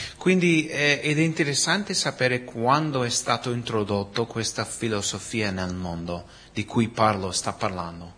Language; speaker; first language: Italian; non-native, fluent; Spanish